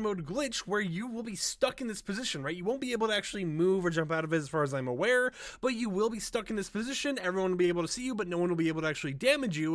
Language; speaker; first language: English; native; English